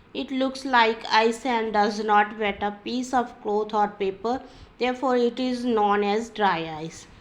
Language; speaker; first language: English; non-native, local second language; Punjabi